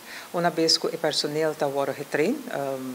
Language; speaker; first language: Portuguese; non-native, learner; Papiamento